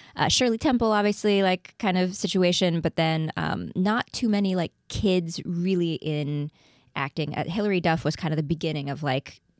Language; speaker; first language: English; native; English